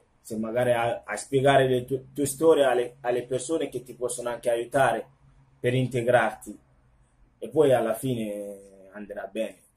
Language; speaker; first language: Italian; non-native, learner; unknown